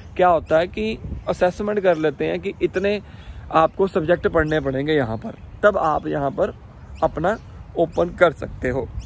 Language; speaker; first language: Hindi; native; Hindi